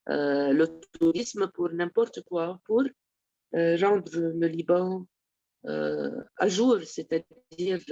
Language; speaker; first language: French; non-native, local second language; Arabic